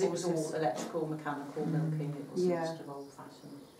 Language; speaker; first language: English; native; English